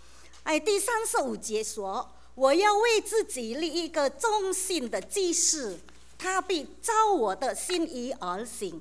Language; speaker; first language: Chinese; native; Chinese